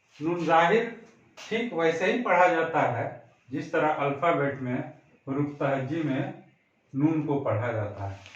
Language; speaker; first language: Hindi; native; Hindi